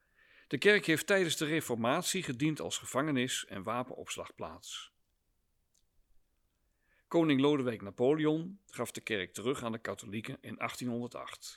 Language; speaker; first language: Dutch; native; Dutch